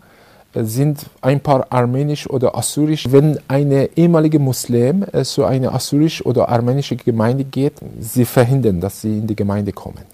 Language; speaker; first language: German; non-native, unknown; Persian